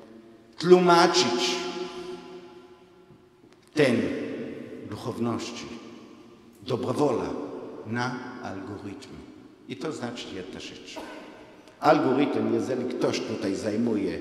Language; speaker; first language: Polish; non-native, fluent; Hebrew